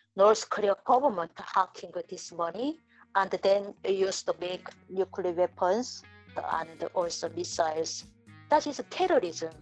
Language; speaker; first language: English; non-native, learner; Korean